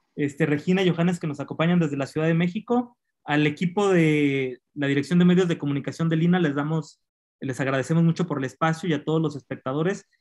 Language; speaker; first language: Spanish; native; Spanish